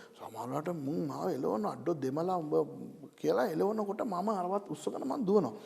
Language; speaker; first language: Sinhala; non-native, local second language; Tamil